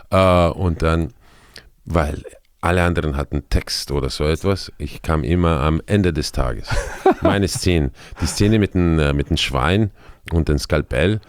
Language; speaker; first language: German; non-native, fluent; Croatian